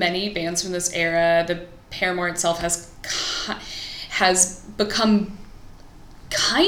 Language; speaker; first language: English; native; English